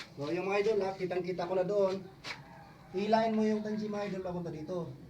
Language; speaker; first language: Filipino; non-native, local second language; Cebuano